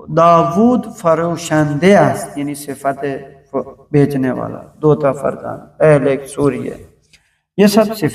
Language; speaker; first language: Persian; non-native, fluent; Urdu